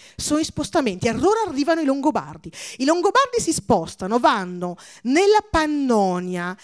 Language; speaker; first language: Italian; early bilingual, other home language; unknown